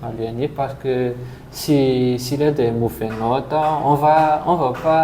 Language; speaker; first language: French; non-native, local second language; Malagasy